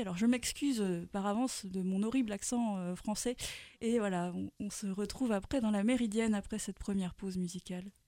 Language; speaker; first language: French; native; French